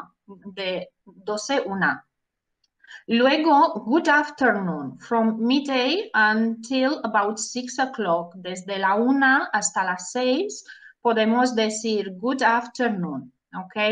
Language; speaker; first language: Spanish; non-native, fluent; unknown